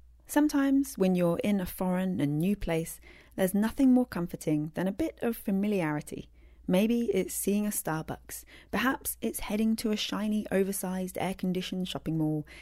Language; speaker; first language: English; native; English